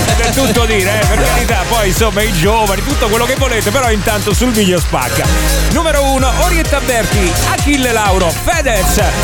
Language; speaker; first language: Italian; native; Italian